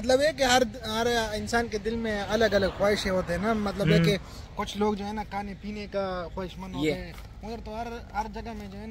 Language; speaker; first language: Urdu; non-native, local second language; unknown